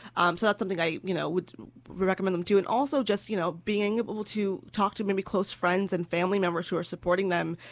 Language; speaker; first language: English; native; English